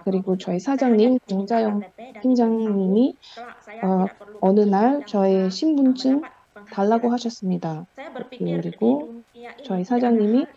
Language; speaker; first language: Korean; non-native, fluent; Indonesian